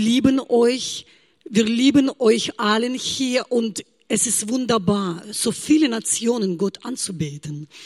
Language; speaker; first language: German; non-native, fluent; Russian